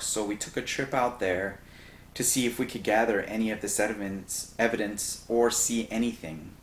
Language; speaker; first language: English; native; English